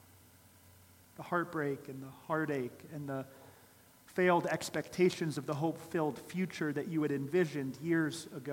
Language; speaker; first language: English; native; English